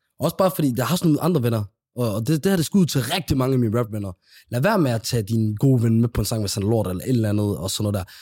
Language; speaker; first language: Danish; early bilingual, other home language; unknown